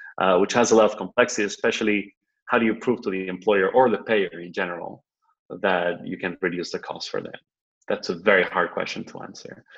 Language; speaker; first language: English; non-native, fluent; Spanish